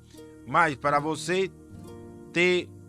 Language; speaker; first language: Portuguese; non-native, fluent; Spanish